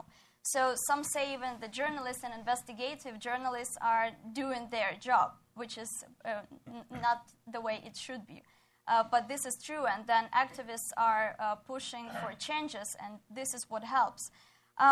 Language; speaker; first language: English; non-native, fluent; Ukrainian